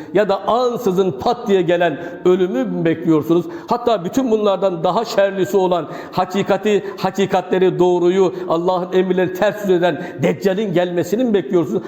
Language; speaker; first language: Turkish; native; Turkish